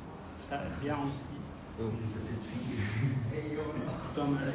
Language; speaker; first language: French; non-native, learner; Khmer